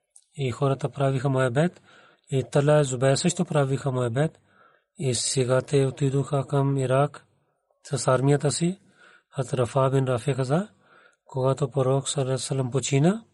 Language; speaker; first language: Bulgarian; non-native, learner; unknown